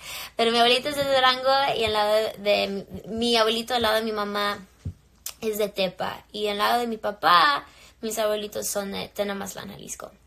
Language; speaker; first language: Spanish; early bilingual, heritage; English